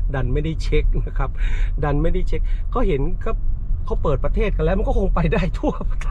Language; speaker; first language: Thai; native; Thai